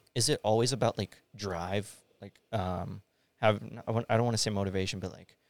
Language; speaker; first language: English; early bilingual, other home language; Hindi